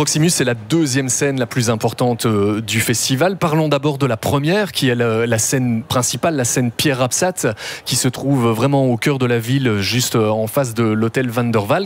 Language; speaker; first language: French; native; French